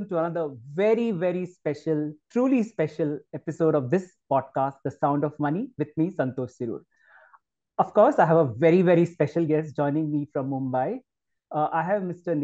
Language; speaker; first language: English; non-native, local second language; Marathi